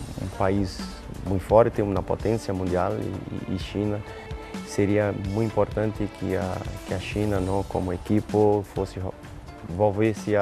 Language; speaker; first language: Spanish; non-native, learner; Portuguese